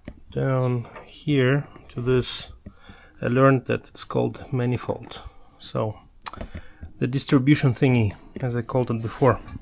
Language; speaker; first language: English; non-native, fluent; German